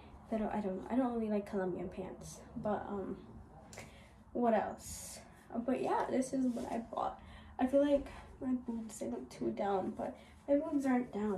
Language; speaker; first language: English; early bilingual, other home language; Spanish